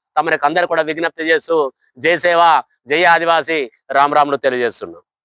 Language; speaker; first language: Telugu; non-native, local second language; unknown